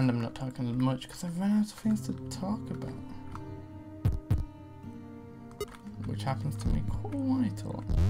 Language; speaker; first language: English; native; English